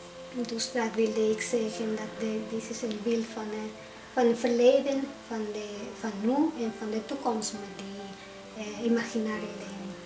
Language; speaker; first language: Dutch; non-native, fluent; Spanish